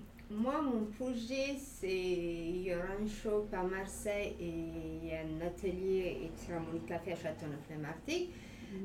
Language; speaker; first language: French; non-native, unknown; Amharic